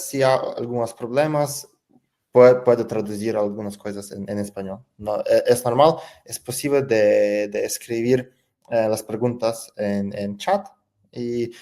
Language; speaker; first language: Spanish; non-native, learner; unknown